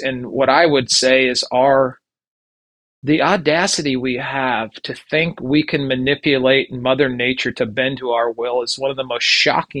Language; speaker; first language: English; native; English